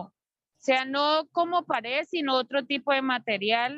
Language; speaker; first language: Spanish; native; Spanish